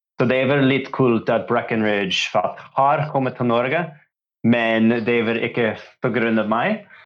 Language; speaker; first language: Norwegian; non-native, learner; English